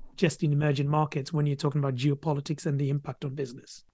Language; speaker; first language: English; non-native, local second language; Akan